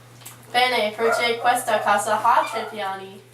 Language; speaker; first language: Italian; non-native, learner; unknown